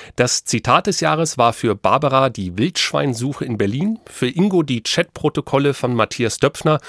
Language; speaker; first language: German; native; German